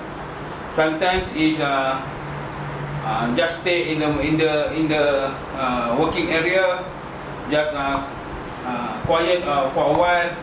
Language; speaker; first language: English; non-native, learner; Malay